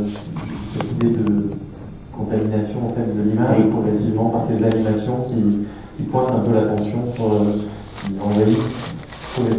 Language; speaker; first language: French; native; French